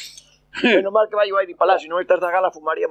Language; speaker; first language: Spanish; non-native, local second language; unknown